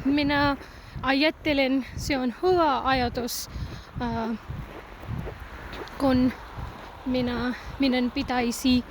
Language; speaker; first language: Finnish; non-native, learner; Punjabi